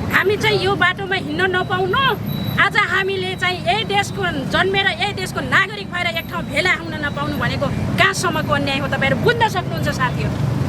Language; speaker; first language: Nepali; non-native, local second language; Rana Tharu